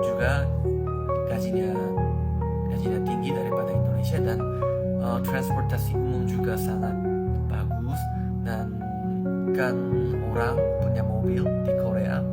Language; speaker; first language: Indonesian; non-native, learner; Korean